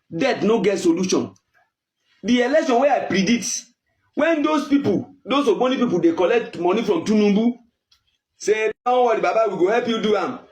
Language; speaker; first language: Nigerian Pidgin; non-native, local second language; Yoruba